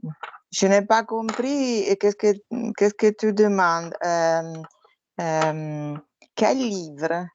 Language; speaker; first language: French; non-native, learner; Italian